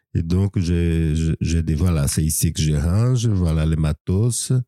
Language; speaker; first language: French; non-native, fluent; Portuguese